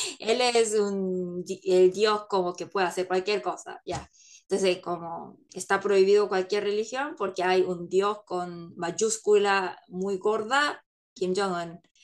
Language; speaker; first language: Spanish; non-native, fluent; Korean